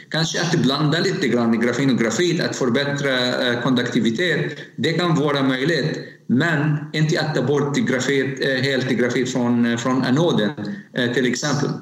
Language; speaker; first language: Swedish; non-native, learner; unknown